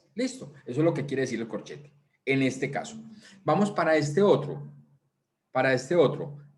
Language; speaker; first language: Spanish; native; Spanish